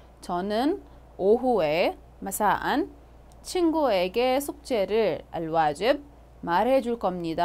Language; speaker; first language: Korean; non-native, fluent; Arabic